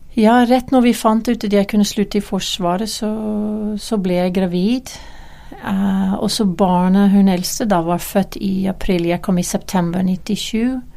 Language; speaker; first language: Norwegian; non-native, fluent; English